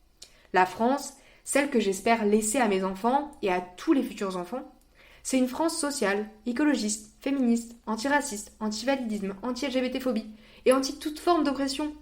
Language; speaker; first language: French; native; French